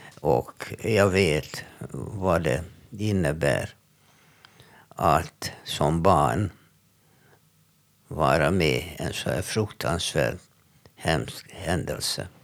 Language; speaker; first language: Swedish; non-native, fluent; Hungarian